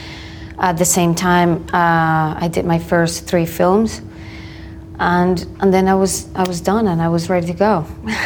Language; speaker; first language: English; non-native, fluent; Spanish